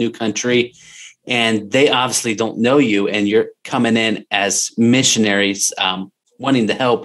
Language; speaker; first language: English; native; English